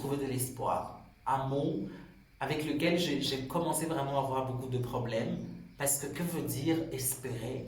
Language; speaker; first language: French; non-native, local second language; Swahili